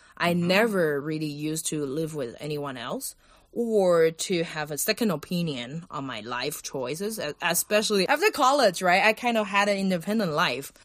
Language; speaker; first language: English; non-native, fluent; Chinese